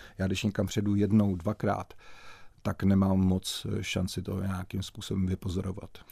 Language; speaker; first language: Czech; native; Czech